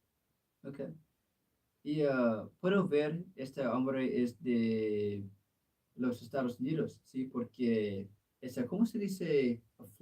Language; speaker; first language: Spanish; non-native, learner; English